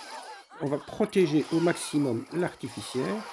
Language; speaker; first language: French; native; French